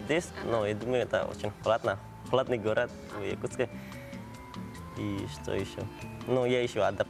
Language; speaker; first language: Russian; non-native, learner; Indonesian